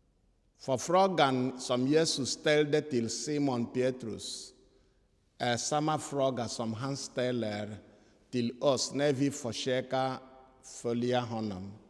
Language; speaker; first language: Swedish; non-native, fluent; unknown